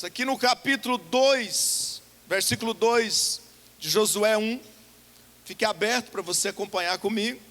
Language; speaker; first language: Portuguese; native; Portuguese